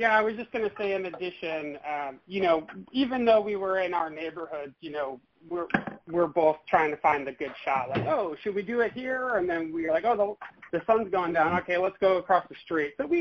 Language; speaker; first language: English; native; English